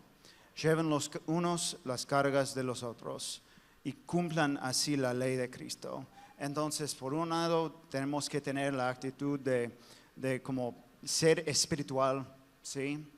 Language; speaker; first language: Spanish; non-native, fluent; English